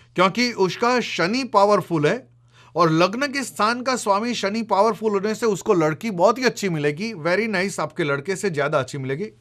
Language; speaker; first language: Hindi; non-native, local second language; Gujarati